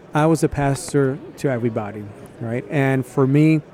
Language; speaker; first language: English; early bilingual, other home language; Spanish